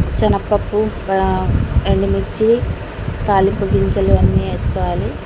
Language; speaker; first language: Telugu; non-native, local second language; Urdu